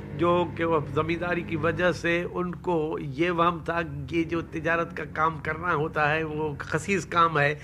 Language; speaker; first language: Urdu; non-native, local second language; Sindhi